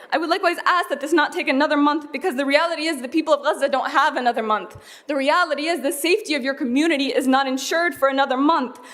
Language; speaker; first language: English; early bilingual, other home language; Arabic